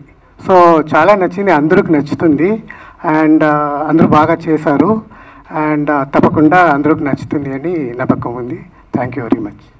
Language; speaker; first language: Telugu; non-native, fluent; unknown